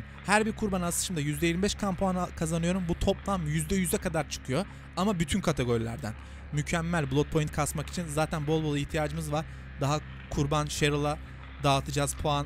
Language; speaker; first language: Turkish; native; Turkish